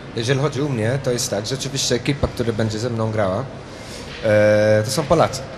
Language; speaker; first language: Polish; non-native, fluent; Maltese